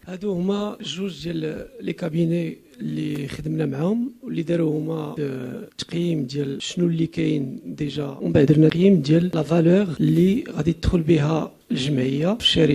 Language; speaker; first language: Arabic; native; Arabic